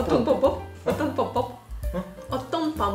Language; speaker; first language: Korean; non-native, learner; Russian